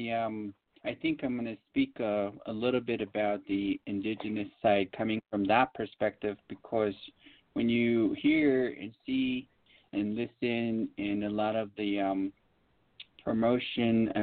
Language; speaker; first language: English; native; English